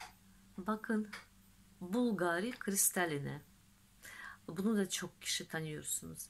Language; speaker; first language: Turkish; non-native, fluent; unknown